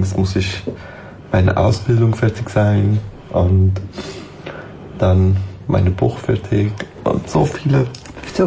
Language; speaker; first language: German; non-native, learner; Persian